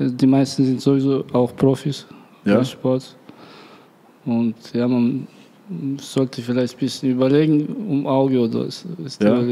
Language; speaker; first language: German; non-native, learner; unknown